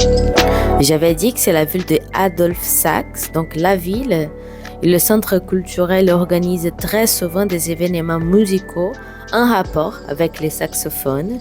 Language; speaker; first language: French; non-native, fluent; Portuguese